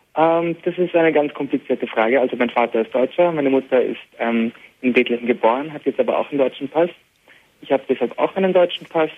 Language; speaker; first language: German; early bilingual, heritage; Arabic